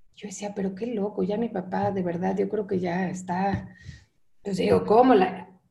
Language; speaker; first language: Spanish; native; Spanish